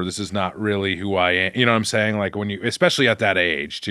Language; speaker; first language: English; native; English